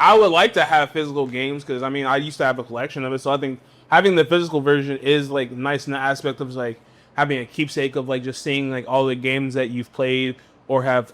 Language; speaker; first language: English; native; English